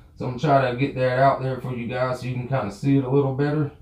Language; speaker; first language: English; native; English